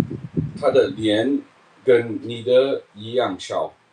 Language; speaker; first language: Chinese; non-native, learner; English